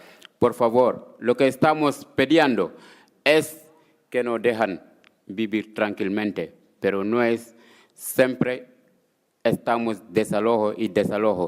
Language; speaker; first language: Spanish; non-native, fluent; Wolof